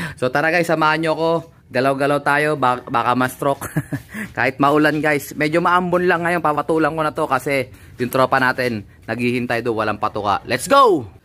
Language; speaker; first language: Filipino; native; Filipino